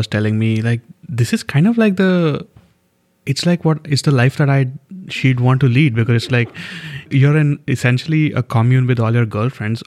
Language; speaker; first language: English; non-native, local second language; Hindi